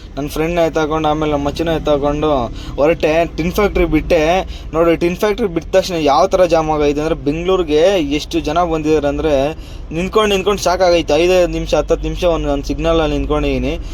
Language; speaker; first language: Kannada; native; Kannada